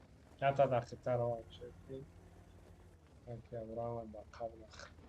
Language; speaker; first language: Russian; non-native, local second language; Tajik